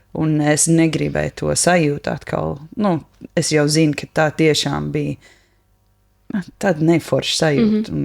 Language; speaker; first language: Latvian; non-native, learner; English